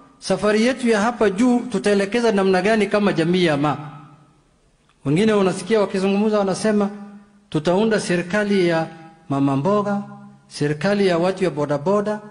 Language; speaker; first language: Swahili; non-native, local second language; Luo (Kenya and Tanzania)